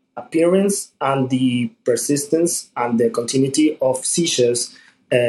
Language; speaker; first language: English; non-native, fluent; Spanish